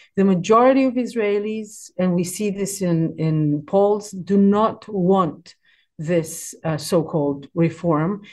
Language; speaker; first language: English; non-native, fluent; Hebrew